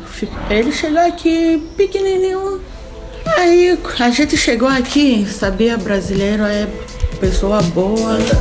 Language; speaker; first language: Portuguese; non-native, learner; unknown